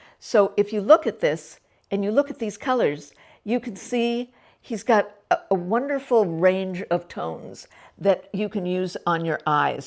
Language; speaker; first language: English; native; English